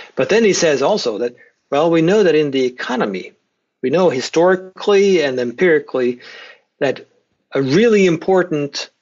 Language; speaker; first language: English; non-native, fluent; Swedish